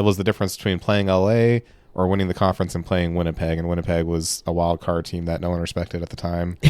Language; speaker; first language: English; native; English